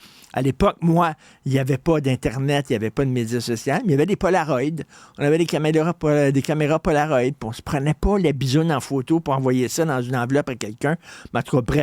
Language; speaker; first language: French; native; French